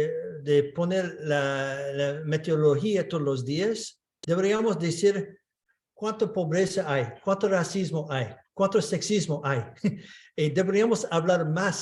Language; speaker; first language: Spanish; non-native, fluent; English